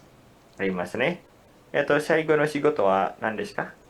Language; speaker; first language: Japanese; non-native, learner; Indonesian